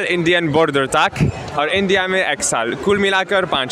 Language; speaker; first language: Hindi; non-native, learner; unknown